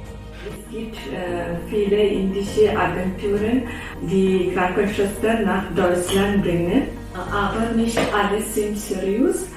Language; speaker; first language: German; non-native, local second language; Malayalam